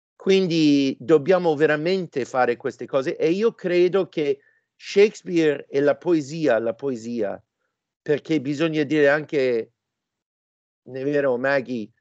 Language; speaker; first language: Italian; non-native, fluent; English